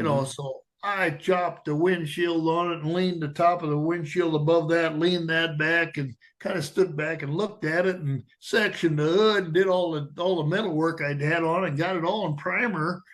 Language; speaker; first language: English; native; English